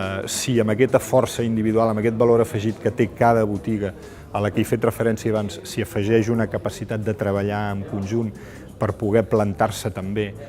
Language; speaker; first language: Catalan; native; Catalan